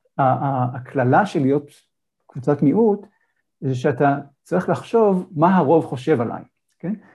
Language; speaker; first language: Hebrew; native; Hebrew